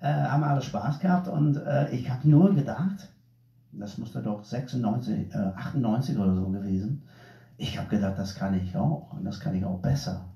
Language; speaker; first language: German; non-native, fluent; English